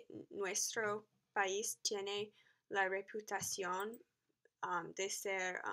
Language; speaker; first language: Spanish; non-native, learner; English